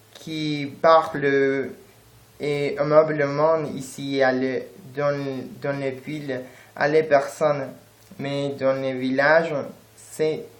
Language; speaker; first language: French; non-native, learner; Spanish